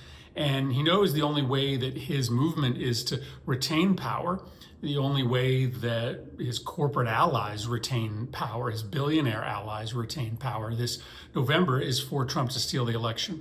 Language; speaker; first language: English; native; English